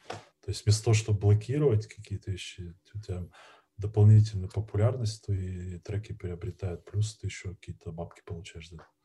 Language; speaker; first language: Russian; native; Russian